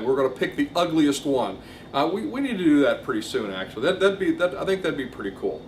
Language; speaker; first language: English; native; English